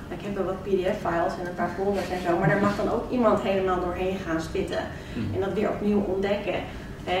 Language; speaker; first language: Dutch; native; Dutch